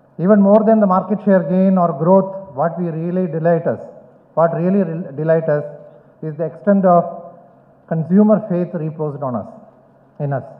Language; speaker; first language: English; non-native, local second language; Tamil